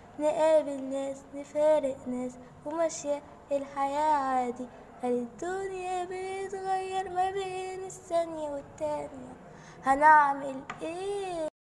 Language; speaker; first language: Arabic; native; Arabic